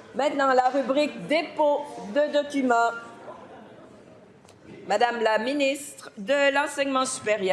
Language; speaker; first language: French; native; French